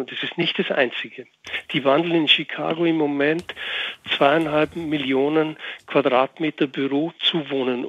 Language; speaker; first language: German; native; German